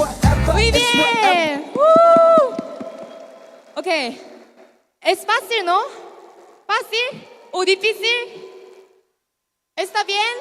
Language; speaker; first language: Spanish; non-native, learner; Korean